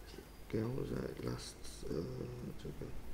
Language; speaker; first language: Chinese; non-native, fluent; Vietnamese